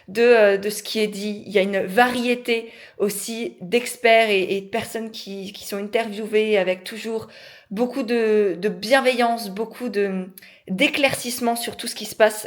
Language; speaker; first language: French; native; French